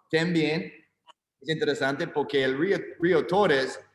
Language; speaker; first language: Spanish; non-native, learner; English